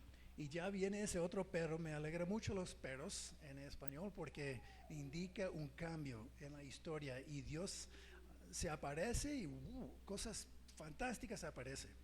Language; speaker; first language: Spanish; non-native, fluent; English